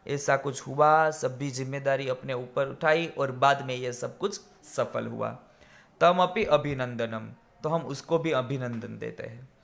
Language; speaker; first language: Hindi; non-native, local second language; Gujarati